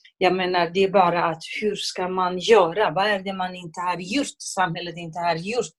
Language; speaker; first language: Swedish; non-native, fluent; Kurdish